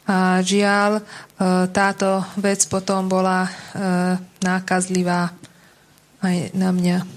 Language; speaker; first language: Slovak; non-native, local second language; Hungarian